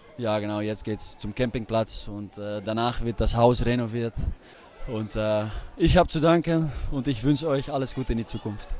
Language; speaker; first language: German; non-native, fluent; Dutch